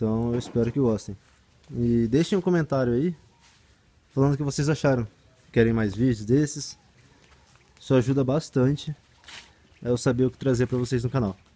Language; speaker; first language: Portuguese; native; Portuguese